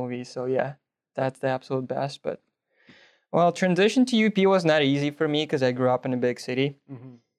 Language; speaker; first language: English; non-native, fluent; Russian